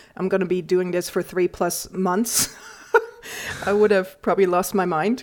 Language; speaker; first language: English; non-native, fluent; German